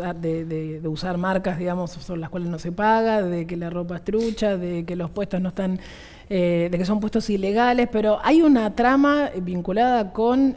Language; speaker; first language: Spanish; native; Spanish